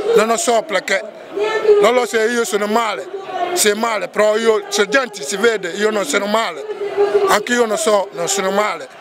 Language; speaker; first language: Italian; non-native, fluent; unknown